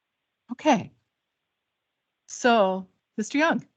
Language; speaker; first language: English; native; English